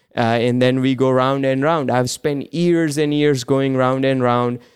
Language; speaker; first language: English; non-native, local second language; Gujarati